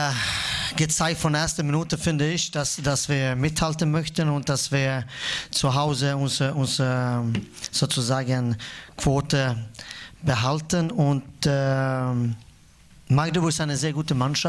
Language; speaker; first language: German; non-native, fluent; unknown